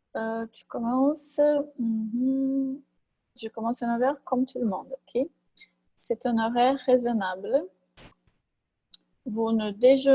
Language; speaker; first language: French; non-native, fluent; Portuguese